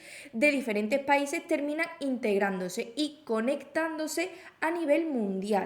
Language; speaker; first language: Spanish; native; Spanish